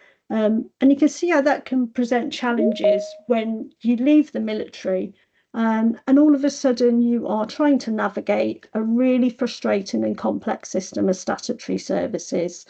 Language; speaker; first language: English; native; English